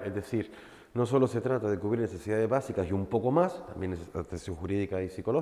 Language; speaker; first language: Spanish; native; Spanish